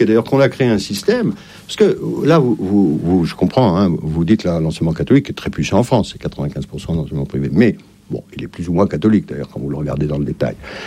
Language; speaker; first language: French; native; French